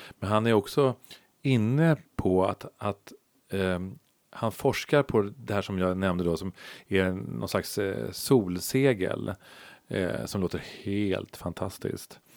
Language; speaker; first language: Swedish; native; Swedish